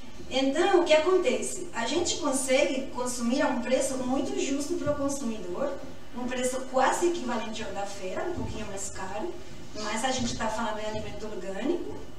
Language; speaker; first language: Portuguese; non-native, fluent; Spanish